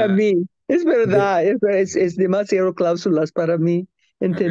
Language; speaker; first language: Spanish; non-native, learner; English